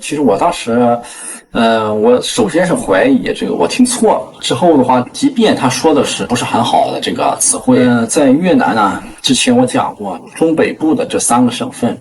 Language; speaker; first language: Chinese; native; Chinese